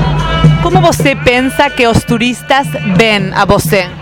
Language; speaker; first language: Portuguese; non-native, fluent; Spanish